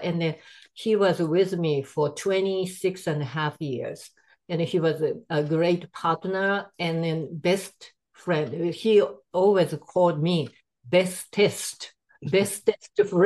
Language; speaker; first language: English; non-native, fluent; Japanese